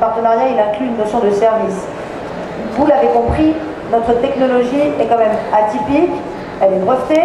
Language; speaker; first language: French; native; French